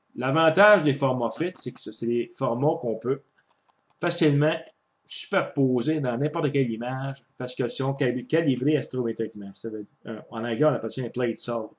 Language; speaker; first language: French; native; French